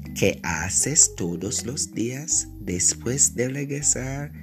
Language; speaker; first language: Spanish; non-native, fluent; English